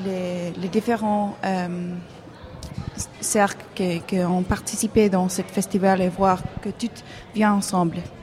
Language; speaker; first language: French; non-native, fluent; Hebrew